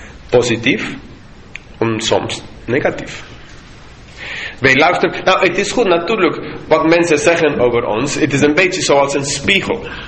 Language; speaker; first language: Dutch; non-native, fluent; English